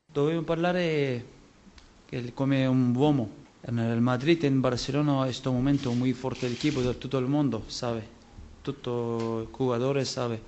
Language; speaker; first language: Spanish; non-native, learner; Turkish